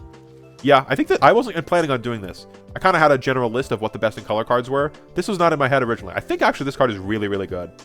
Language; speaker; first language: English; native; English